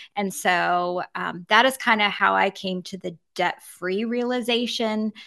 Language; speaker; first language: English; native; English